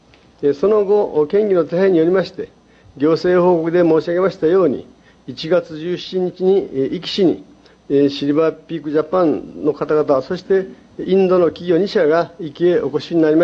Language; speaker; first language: Japanese; native; Japanese